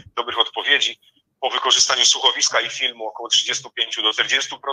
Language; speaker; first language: Polish; native; Polish